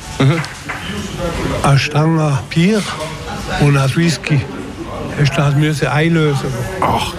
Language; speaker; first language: German; non-native, local second language; French